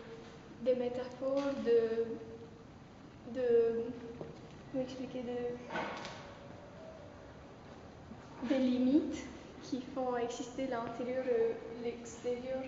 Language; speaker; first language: French; non-native, fluent; Romanian